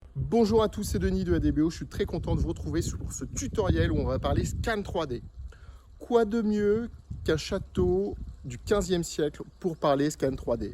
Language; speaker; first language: French; native; French